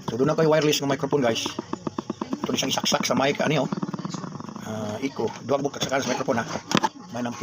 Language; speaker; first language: Cebuano; native; Cebuano